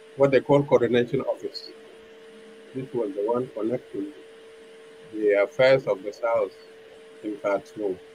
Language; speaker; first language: English; non-native, fluent; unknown